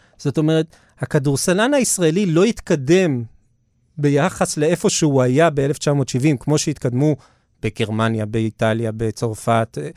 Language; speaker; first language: Hebrew; early bilingual, other home language; English